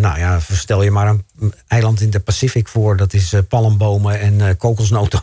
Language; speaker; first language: Dutch; native; Dutch